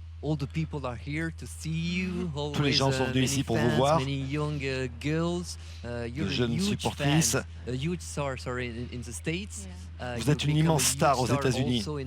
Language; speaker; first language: French; native; French